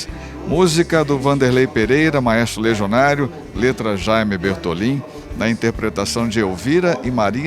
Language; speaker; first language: Portuguese; native; Portuguese